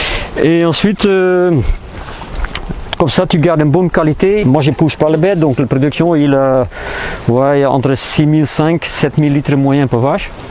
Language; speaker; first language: French; non-native, fluent; Dutch